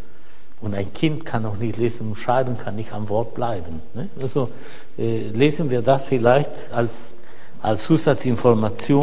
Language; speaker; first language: German; non-native, fluent; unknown